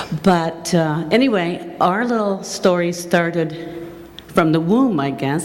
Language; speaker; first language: English; native; English